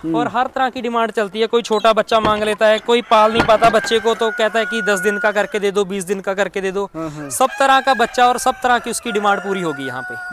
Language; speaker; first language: Hindi; native; Hindi